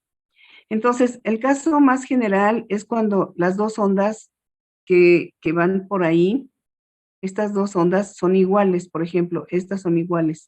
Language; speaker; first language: Spanish; native; Spanish